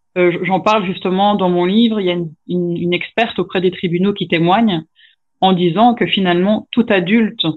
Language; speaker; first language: French; native; French